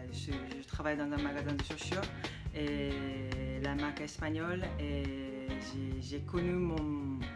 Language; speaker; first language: French; non-native, learner; Japanese